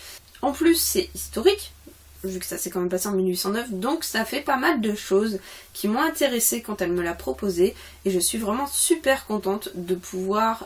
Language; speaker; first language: French; native; French